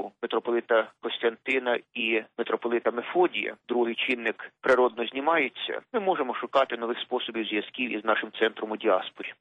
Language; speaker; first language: Ukrainian; native; Ukrainian